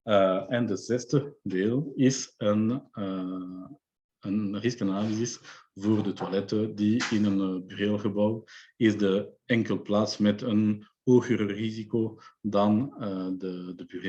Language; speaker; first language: Dutch; non-native, local second language; French